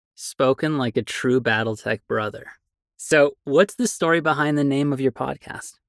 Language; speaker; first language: English; native; English